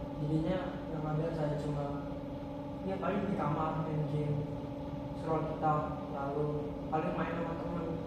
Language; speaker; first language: Indonesian; native; Indonesian